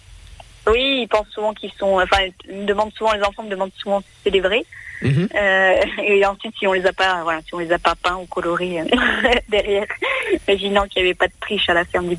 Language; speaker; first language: French; native; French